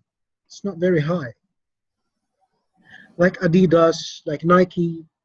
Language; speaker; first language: English; non-native, fluent; Arabic